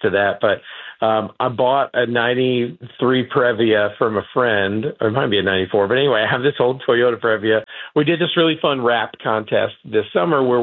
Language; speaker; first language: English; native; English